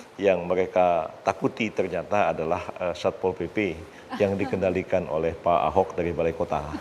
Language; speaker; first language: Indonesian; native; Indonesian